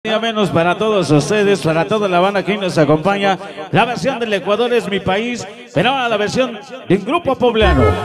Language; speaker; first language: Spanish; native; Spanish